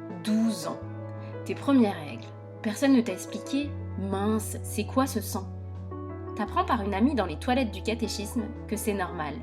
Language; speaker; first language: French; native; French